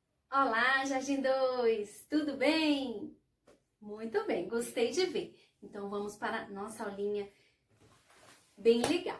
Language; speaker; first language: Portuguese; native; Portuguese